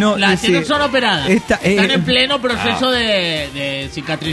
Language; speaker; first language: Spanish; native; Spanish